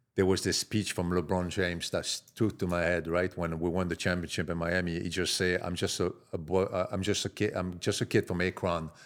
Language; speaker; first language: English; non-native, fluent; French